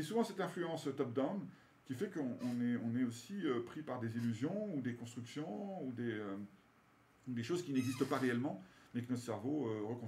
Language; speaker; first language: French; native; French